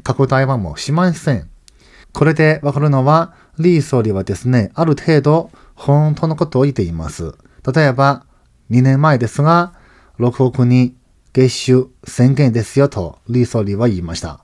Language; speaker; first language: Japanese; non-native, fluent; Chinese